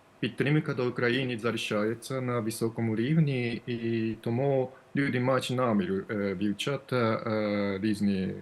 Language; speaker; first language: Ukrainian; non-native, fluent; Japanese